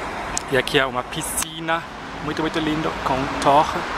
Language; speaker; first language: Portuguese; non-native, fluent; German